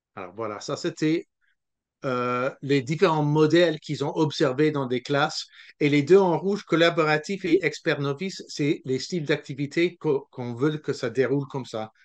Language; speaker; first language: French; non-native, local second language; English